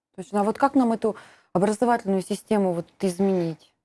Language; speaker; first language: Russian; native; Russian